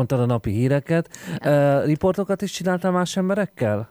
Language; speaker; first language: Hungarian; native; Hungarian